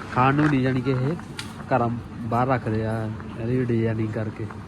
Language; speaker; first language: Punjabi; native; Punjabi